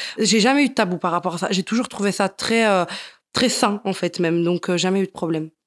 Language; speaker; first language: French; non-native, fluent; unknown